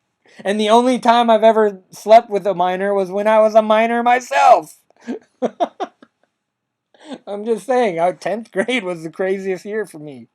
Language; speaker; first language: English; native; English